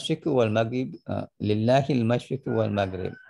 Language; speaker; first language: Arabic; non-native, fluent; Malay